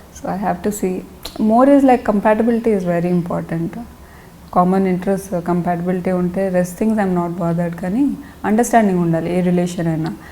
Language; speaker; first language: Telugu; non-native, local second language; Lambadi